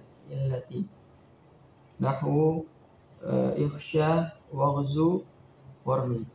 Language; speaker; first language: Arabic; non-native, learner; Indonesian